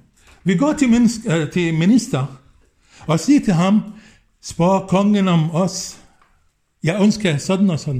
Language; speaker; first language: Danish; non-native, fluent; Arabic